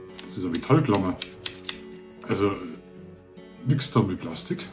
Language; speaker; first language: German; native; German